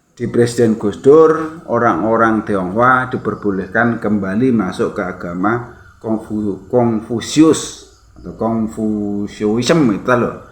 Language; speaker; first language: Indonesian; native; Indonesian